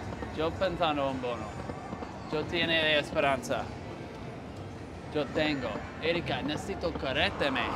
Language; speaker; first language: Spanish; non-native, learner; English